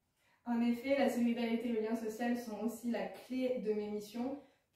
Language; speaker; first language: French; native; French